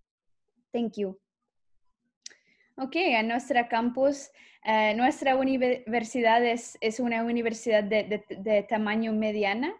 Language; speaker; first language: Spanish; non-native, fluent; English